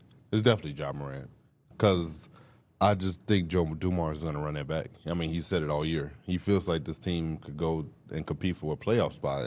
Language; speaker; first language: English; native; English